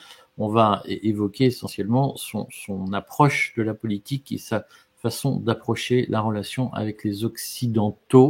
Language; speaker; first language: French; native; French